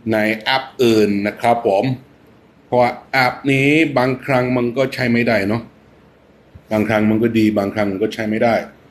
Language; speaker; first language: Thai; non-native, fluent; English